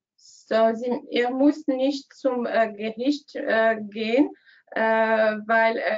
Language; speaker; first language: German; non-native, learner; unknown